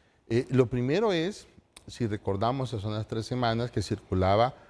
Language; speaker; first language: Spanish; native; Spanish